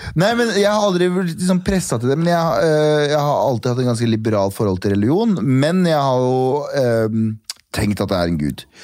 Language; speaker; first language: Norwegian; early bilingual, other home language; Kurdish